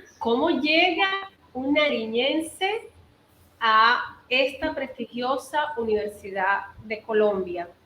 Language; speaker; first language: Spanish; native; Spanish